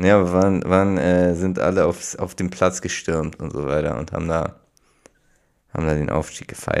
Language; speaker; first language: German; native; German